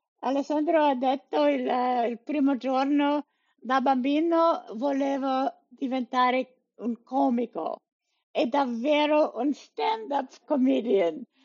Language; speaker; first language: Italian; non-native, learner; English